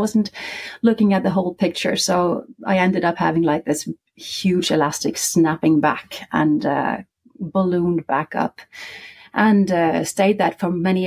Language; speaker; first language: English; non-native, fluent; Icelandic